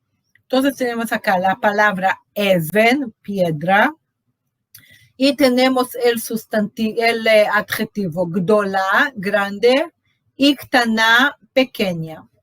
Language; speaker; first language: Spanish; non-native, fluent; Portuguese